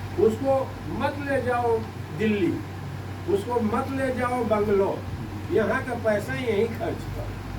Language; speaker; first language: Hindi; native; Hindi